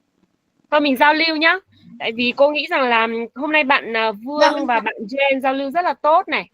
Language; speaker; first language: Vietnamese; native; Vietnamese